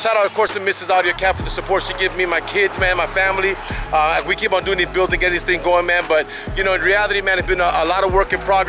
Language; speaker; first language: English; native; English